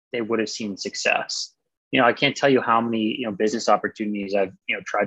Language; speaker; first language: English; native; English